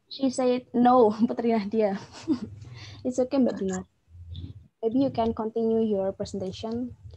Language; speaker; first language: English; non-native, fluent; Indonesian